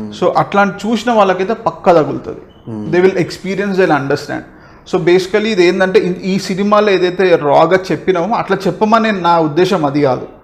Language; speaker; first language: Telugu; native; Telugu